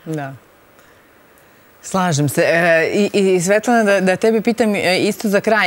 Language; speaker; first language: Serbian; native; Serbian